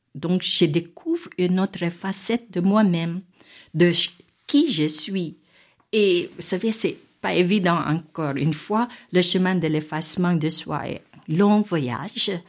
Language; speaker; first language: French; non-native, fluent; Filipino